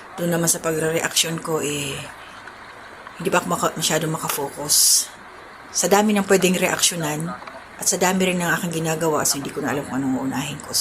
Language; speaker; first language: Filipino; non-native, local second language; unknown